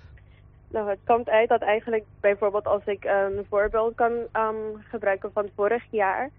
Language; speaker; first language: Dutch; non-native, local second language; Papiamento